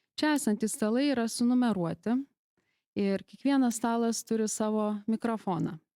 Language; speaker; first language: Lithuanian; native; Lithuanian